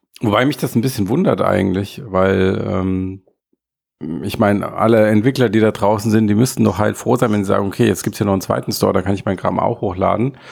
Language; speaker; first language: German; native; German